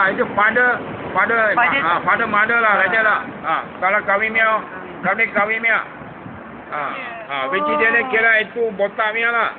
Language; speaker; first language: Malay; non-native, local second language; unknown